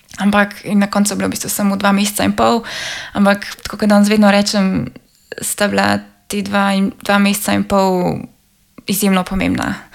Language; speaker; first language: Slovenian; native; Slovenian